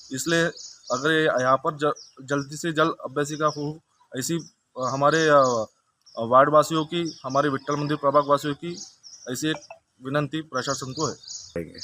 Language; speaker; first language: Hindi; non-native, local second language; Marathi